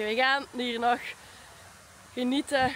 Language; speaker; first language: Dutch; native; Dutch